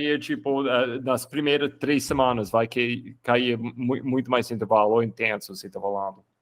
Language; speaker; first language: Portuguese; non-native, fluent; English